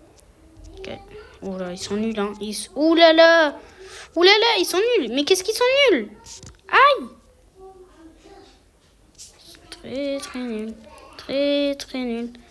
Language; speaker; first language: French; native; French